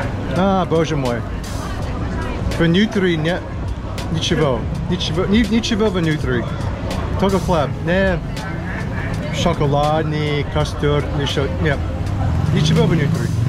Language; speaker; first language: Russian; non-native, learner; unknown